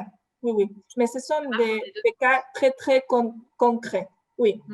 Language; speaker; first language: French; non-native, fluent; Spanish